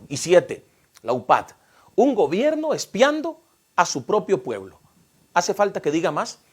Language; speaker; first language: Spanish; native; Spanish